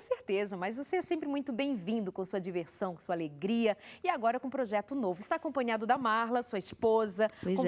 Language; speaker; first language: Portuguese; native; Portuguese